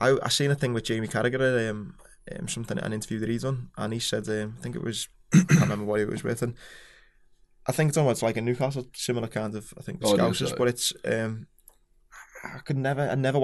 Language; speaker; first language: English; native; English